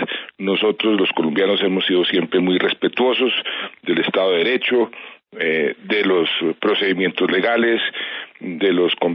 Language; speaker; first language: Spanish; native; Spanish